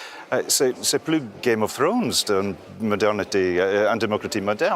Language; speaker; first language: French; non-native, fluent; English